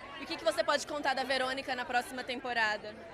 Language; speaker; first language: Portuguese; native; Portuguese